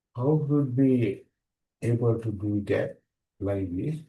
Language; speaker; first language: English; non-native, local second language; Sinhala